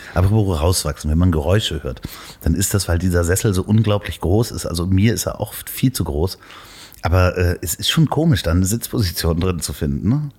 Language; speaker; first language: German; native; German